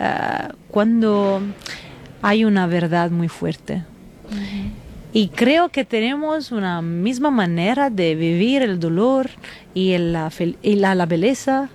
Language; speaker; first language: Spanish; non-native, fluent; Italian